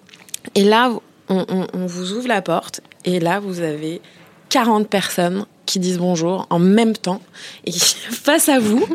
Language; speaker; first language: French; native; French